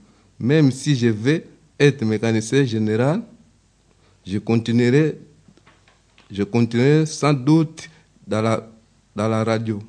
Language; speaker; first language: French; non-native, learner; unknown